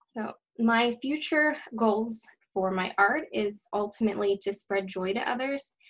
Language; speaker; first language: English; native; English